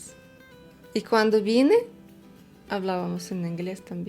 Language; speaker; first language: Spanish; non-native, fluent; Russian